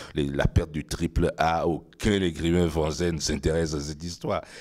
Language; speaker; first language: French; non-native, local second language; Ewe